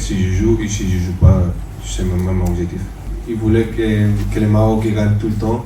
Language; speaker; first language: French; non-native, fluent; Spanish